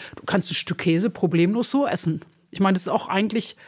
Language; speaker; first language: German; native; German